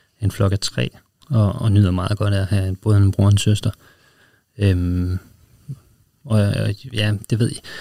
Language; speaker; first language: Danish; native; Danish